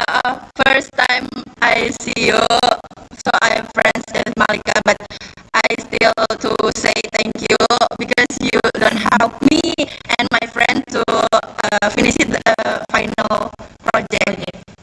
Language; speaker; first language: English; non-native, learner; Indonesian